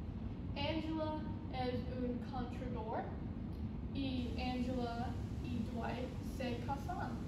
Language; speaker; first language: Spanish; non-native, learner; English